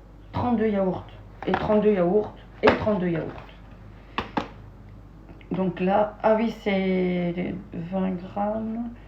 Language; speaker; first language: French; native; French